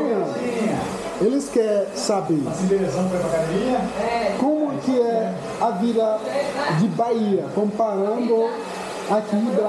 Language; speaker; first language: Portuguese; non-native, fluent; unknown